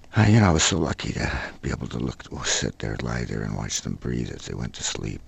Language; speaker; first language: English; native; English